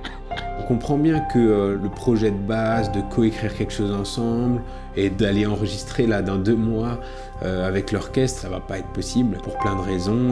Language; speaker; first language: French; native; French